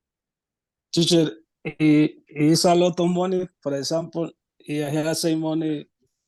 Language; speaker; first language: English; non-native, learner; Spanish